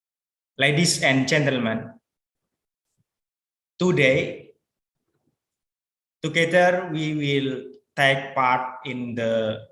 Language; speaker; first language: English; non-native, learner; Indonesian